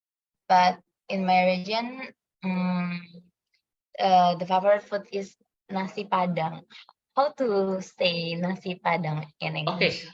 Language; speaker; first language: English; non-native, learner; Indonesian